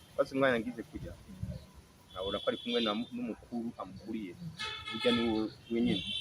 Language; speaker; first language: Rundi; early bilingual, heritage; Rundi